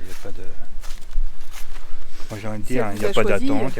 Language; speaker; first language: French; native; French